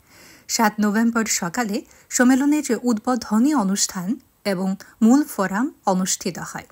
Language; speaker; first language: Bangla; non-native, fluent; Chinese